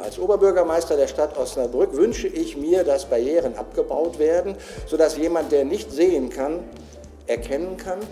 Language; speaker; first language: German; native; German